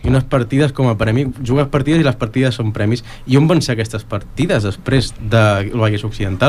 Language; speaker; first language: Catalan; native; Catalan